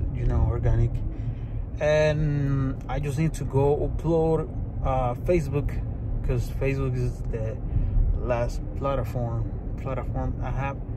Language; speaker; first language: English; non-native, fluent; Spanish